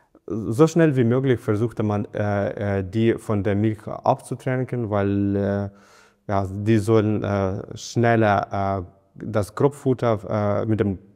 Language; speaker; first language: German; non-native, fluent; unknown